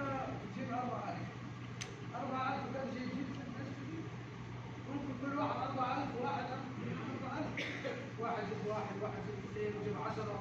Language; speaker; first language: Arabic; non-native, learner; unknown